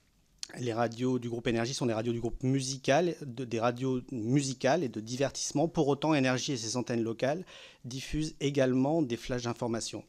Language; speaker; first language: French; native; French